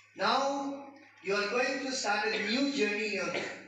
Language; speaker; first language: English; non-native, local second language; Hindi